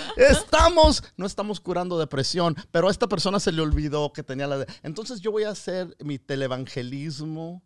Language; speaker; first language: Spanish; early bilingual, other home language; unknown